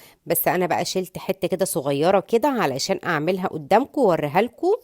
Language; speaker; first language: Arabic; native; Arabic